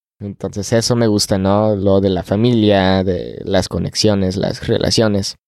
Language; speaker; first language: Spanish; non-native, fluent; English